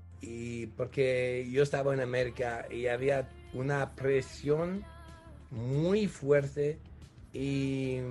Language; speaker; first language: Spanish; non-native, fluent; French